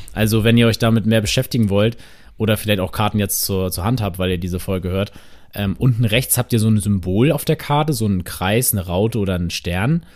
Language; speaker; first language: German; native; German